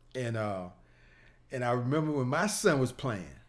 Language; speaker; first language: English; native; English